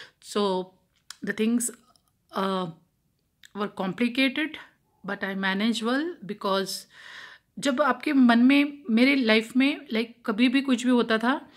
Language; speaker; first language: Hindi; non-native, local second language; Punjabi